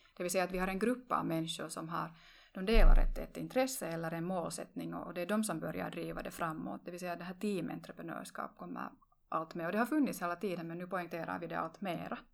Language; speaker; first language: Swedish; native; Swedish